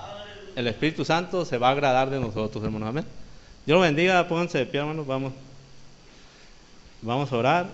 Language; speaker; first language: Spanish; native; Spanish